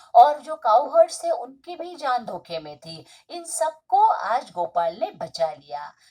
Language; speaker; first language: Hindi; non-native, local second language; Marathi